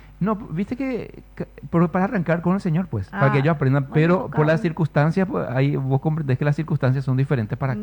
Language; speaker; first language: Spanish; native; Spanish